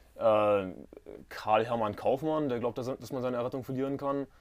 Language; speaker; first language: German; native; German